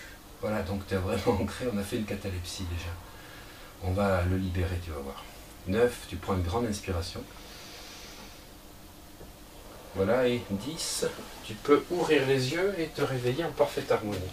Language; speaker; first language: French; native; French